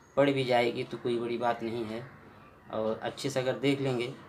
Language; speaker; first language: Hindi; native; Hindi